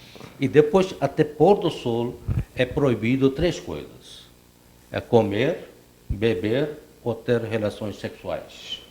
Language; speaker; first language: Portuguese; non-native, fluent; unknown